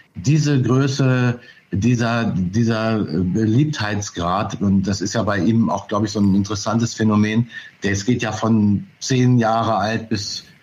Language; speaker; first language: German; native; German